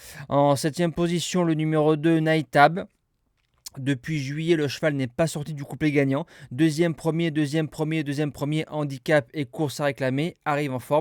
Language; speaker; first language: French; native; French